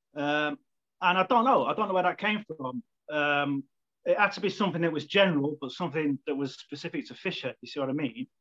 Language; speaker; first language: English; native; English